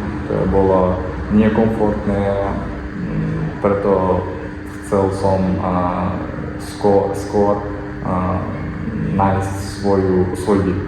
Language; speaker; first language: Slovak; non-native, learner; Kazakh